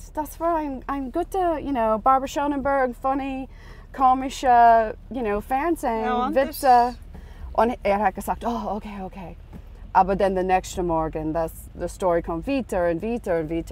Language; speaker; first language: German; non-native, learner; English